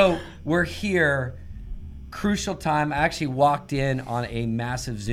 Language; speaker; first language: English; native; English